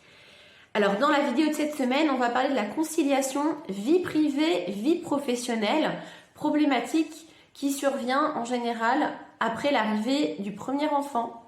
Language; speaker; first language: French; native; French